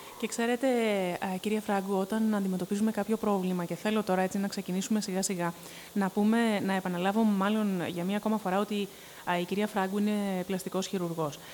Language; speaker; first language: Greek; native; Greek